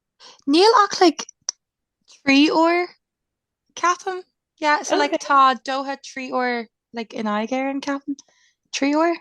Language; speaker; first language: Irish; non-native, local second language; English